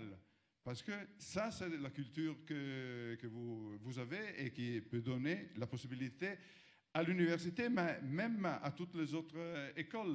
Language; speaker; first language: French; non-native, fluent; Italian